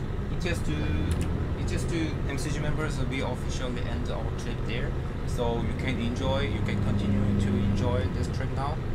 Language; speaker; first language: English; non-native, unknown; Korean